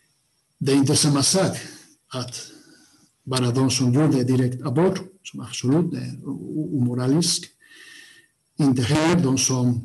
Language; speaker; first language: Swedish; non-native, fluent; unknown